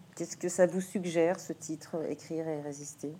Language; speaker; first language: French; native; French